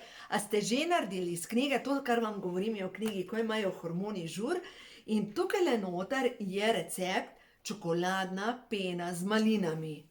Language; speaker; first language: Slovenian; native; Slovenian